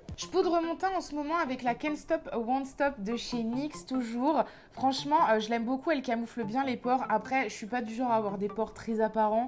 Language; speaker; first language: French; native; French